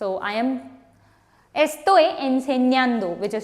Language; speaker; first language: Spanish; non-native, fluent; Hindi